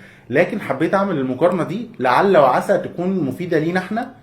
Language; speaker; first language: Arabic; native; Arabic